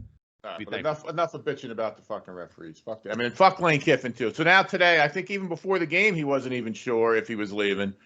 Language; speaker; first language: English; native; English